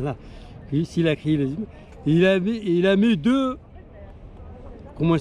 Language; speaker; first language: French; non-native, learner; Arabic